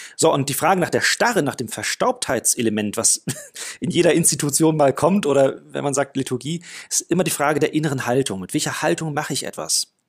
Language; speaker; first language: German; non-native, fluent; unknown